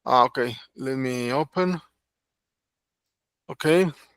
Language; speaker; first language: English; non-native, learner; Spanish